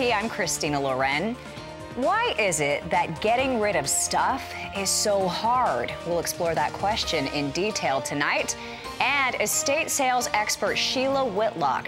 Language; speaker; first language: English; native; English